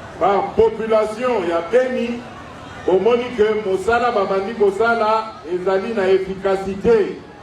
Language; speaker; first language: Lingala; non-native, local second language; Luba-Lulua